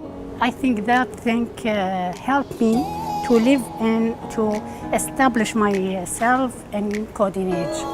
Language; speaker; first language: English; non-native, learner; Arabic